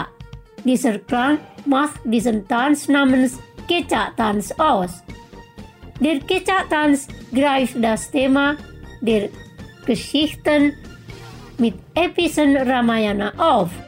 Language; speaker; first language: German; non-native, fluent; Indonesian